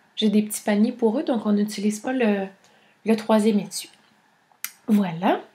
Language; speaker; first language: French; native; French